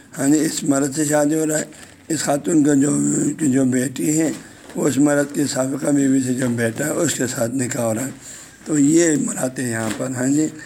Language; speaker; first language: Urdu; non-native, local second language; Balti